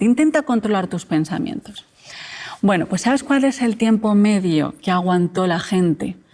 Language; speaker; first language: Spanish; native; Spanish